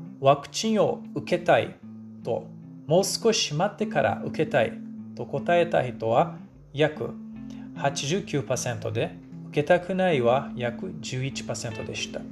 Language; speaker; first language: Japanese; non-native, fluent; Portuguese